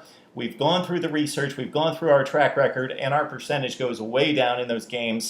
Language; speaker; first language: English; native; English